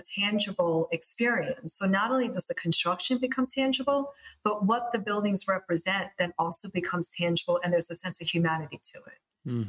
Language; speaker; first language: English; early bilingual, other home language; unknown